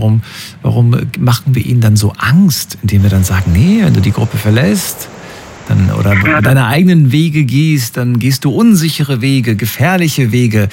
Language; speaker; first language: German; native; German